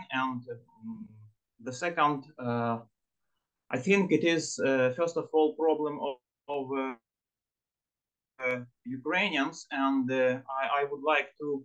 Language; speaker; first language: English; non-native, learner; Ukrainian